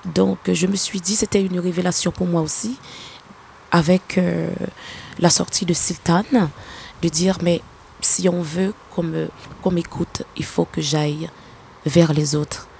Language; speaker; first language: French; non-native, local second language; Haitian Creole